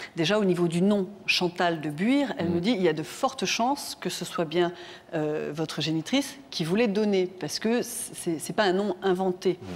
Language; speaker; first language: French; native; French